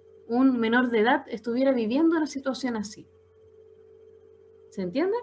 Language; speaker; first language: Spanish; native; Spanish